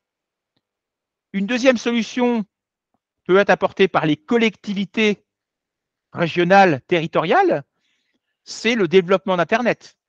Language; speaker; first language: French; native; French